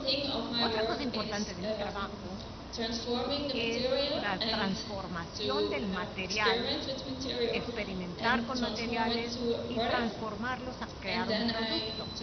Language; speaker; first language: Spanish; non-native, fluent; Dutch